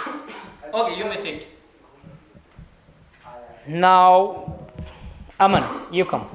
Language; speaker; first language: English; non-native, fluent; Hindi